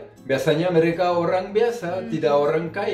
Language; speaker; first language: Indonesian; non-native, fluent; French